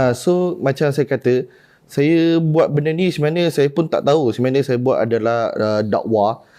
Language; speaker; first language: Malay; non-native, local second language; Chinese